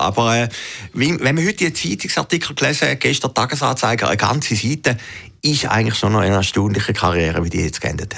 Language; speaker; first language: German; native; German